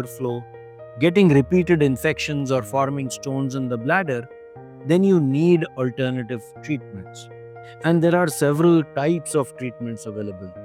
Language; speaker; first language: English; non-native, local second language; Hindi